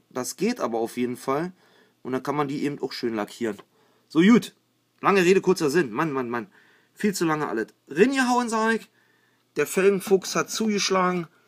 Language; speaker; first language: German; native; German